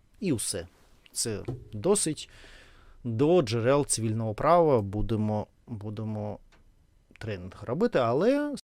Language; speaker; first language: Ukrainian; non-native, learner; Russian